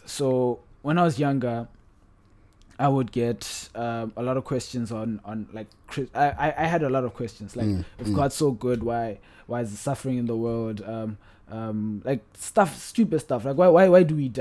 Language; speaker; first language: English; non-native, local second language; Northern Sotho